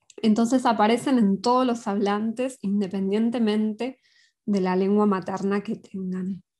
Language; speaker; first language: Spanish; native; Spanish